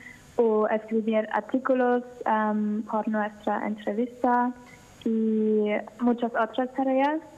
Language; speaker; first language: Spanish; non-native, learner; German